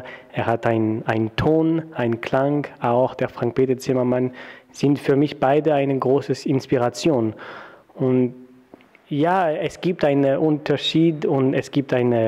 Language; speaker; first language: German; non-native, fluent; French